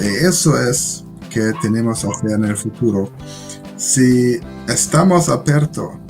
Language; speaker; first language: Spanish; non-native, learner; German